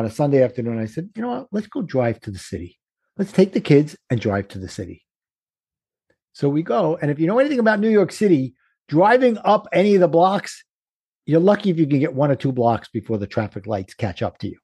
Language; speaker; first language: English; native; English